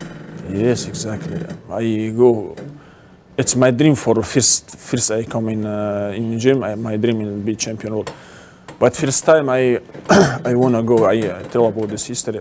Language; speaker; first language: English; non-native, learner; Russian